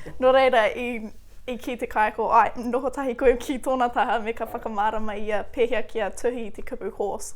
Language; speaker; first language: Māori; native; Māori